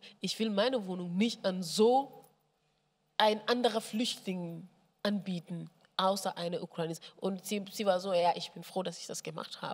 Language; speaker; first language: German; non-native, fluent; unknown